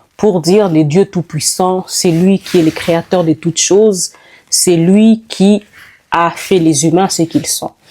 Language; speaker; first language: French; non-native, local second language; Nande